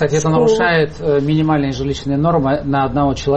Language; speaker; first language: Russian; native; Russian